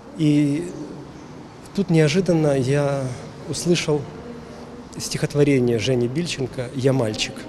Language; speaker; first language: Russian; native; Russian